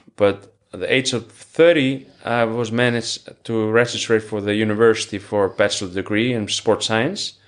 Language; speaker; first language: English; non-native, fluent; Icelandic